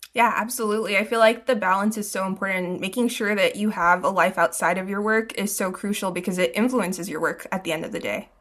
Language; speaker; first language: English; early bilingual, other home language; Hindi